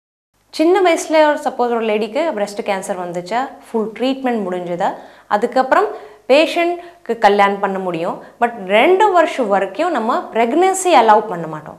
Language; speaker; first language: Tamil; non-native, fluent; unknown